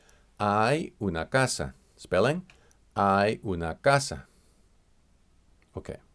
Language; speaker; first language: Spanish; non-native, fluent; English